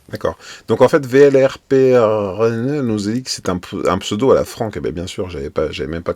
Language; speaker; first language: French; native; French